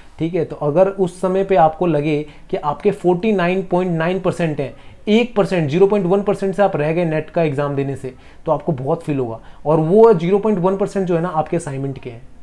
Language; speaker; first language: Hindi; native; Hindi